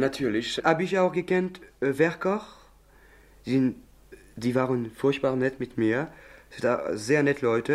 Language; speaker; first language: German; non-native, learner; French